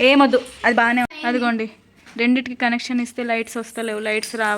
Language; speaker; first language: Telugu; native; Telugu